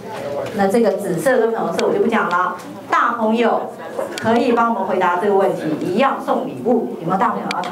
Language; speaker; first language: Chinese; native; Chinese